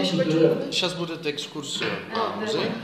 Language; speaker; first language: Russian; non-native, fluent; Dutch